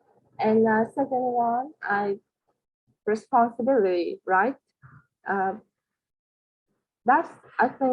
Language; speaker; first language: English; non-native, learner; Vietnamese